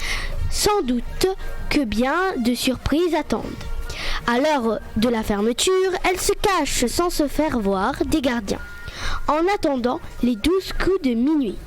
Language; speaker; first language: French; native; French